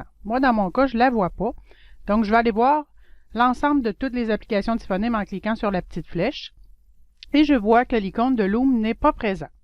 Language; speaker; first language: French; native; French